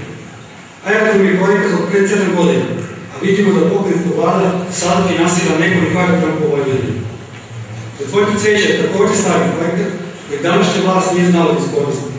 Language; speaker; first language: Serbian; native; Serbian